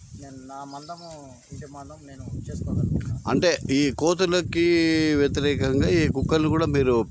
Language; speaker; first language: Telugu; native; Telugu